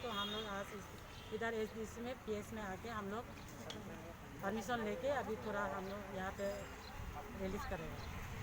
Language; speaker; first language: Hindi; non-native, local second language; Kok Borok